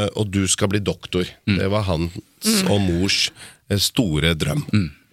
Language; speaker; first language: Norwegian; early bilingual, other home language; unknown